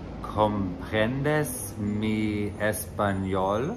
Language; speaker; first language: Spanish; non-native, learner; English